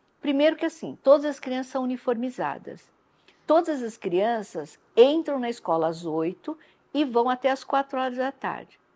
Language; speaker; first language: Portuguese; non-native, local second language; Japanese